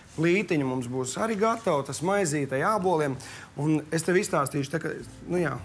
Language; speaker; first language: Latvian; native; Latvian